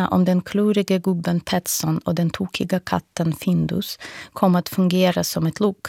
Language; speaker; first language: Swedish; non-native, fluent; Russian